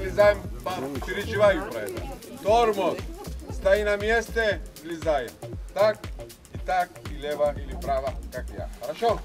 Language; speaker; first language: Russian; non-native, learner; Greek